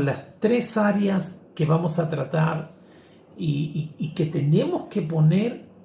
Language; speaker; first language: Spanish; native; Spanish